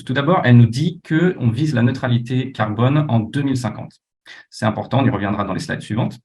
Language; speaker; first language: French; native; French